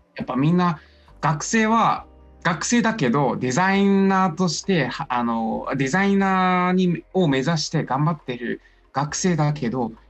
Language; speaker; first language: Japanese; non-native, fluent; Chinese